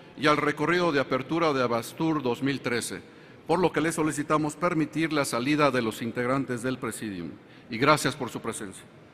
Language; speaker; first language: Spanish; native; Spanish